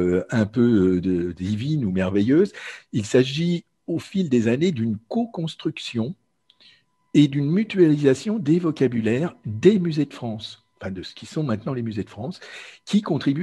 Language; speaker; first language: French; native; French